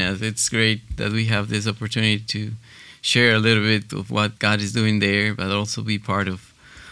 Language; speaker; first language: English; non-native, fluent; Spanish